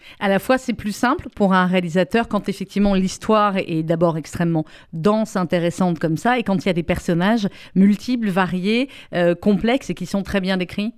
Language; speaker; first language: French; native; French